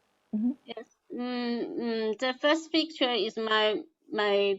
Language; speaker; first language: English; non-native, learner; Chinese